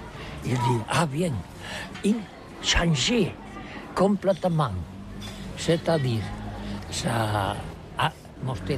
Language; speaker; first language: French; non-native, local second language; Catalan